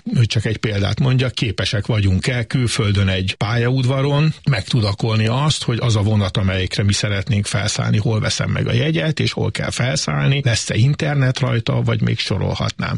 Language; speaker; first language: Hungarian; native; Hungarian